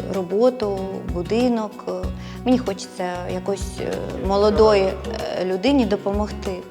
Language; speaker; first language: Ukrainian; native; Ukrainian